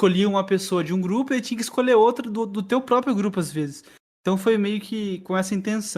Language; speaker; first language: Portuguese; native; Portuguese